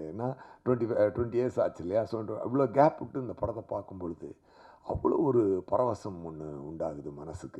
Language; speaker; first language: Tamil; native; Tamil